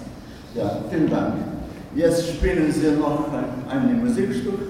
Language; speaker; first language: German; non-native, learner; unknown